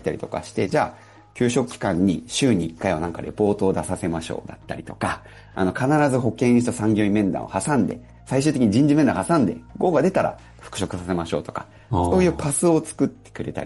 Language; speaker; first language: Japanese; native; Japanese